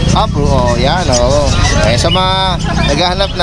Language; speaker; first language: Filipino; native; Filipino